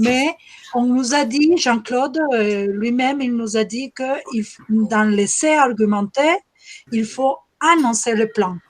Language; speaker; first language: French; non-native, fluent; Spanish